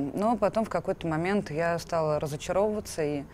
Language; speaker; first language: Russian; native; Russian